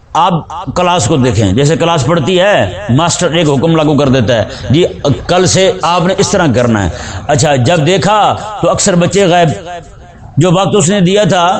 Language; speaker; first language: Urdu; non-native, local second language; Punjabi